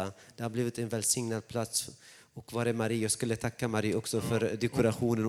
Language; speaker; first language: Swedish; non-native, fluent; Arabic